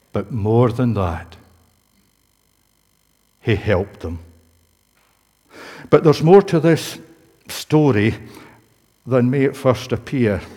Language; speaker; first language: English; native; English